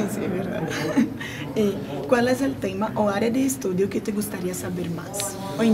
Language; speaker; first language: Spanish; non-native, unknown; Portuguese